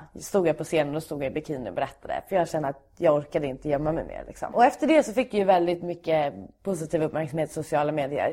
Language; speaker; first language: Swedish; native; Swedish